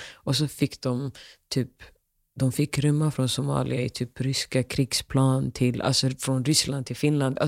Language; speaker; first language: Swedish; early bilingual, other home language; Somali